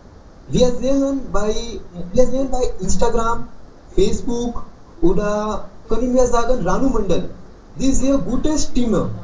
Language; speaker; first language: German; non-native, learner; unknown